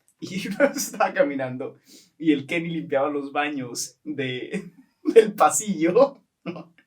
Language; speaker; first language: Spanish; native; Spanish